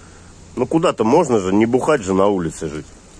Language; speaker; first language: Russian; native; Russian